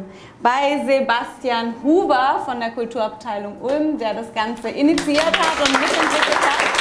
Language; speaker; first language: German; native; German